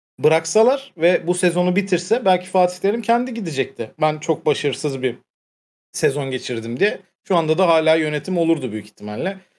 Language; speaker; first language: Turkish; native; Turkish